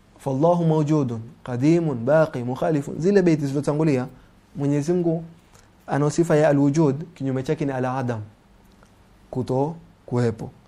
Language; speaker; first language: Swahili; native; Swahili